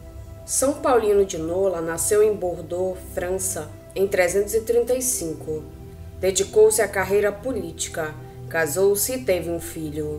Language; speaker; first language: Portuguese; native; Portuguese